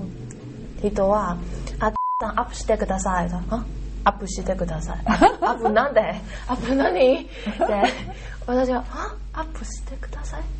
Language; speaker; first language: Japanese; non-native, learner; Chinese